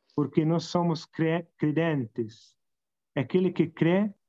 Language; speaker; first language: Portuguese; non-native, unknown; Italian